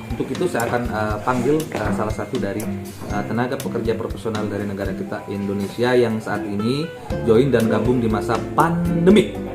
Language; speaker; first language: Indonesian; native; Indonesian